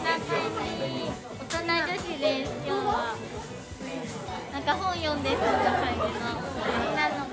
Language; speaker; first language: Japanese; native; Japanese